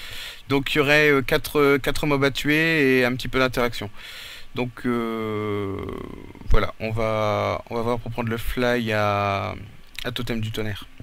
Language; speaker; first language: French; native; French